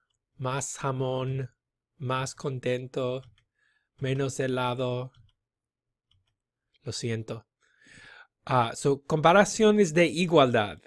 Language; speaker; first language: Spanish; non-native, fluent; English